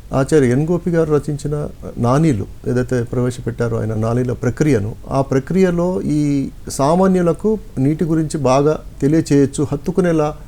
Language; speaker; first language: Telugu; non-native, local second language; Lambadi